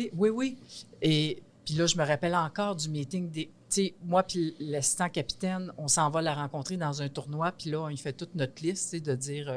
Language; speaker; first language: French; native; French